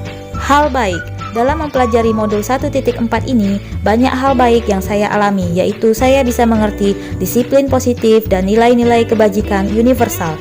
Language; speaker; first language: Indonesian; native; Indonesian